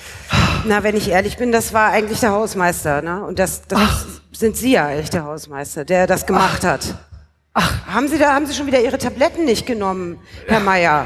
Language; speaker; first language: German; native; German